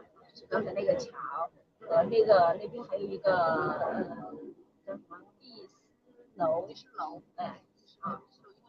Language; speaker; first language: Chinese; native; Chinese